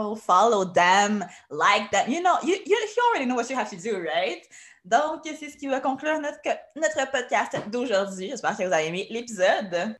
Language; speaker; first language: French; native; French